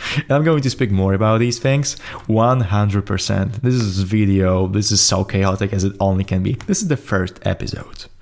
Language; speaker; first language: English; non-native, fluent; Polish